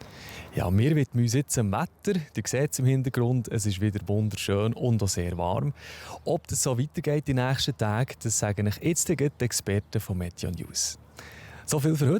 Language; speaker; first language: German; native; German